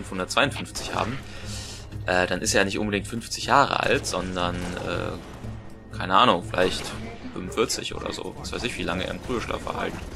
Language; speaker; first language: German; native; German